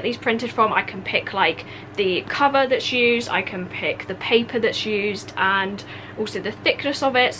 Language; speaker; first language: English; native; English